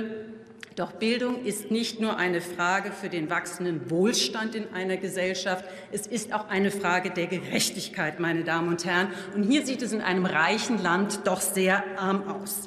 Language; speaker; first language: German; native; German